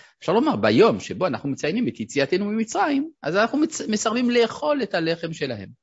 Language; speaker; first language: Hebrew; non-native, fluent; French